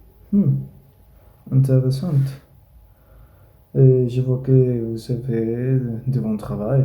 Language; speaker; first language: French; non-native, learner; Spanish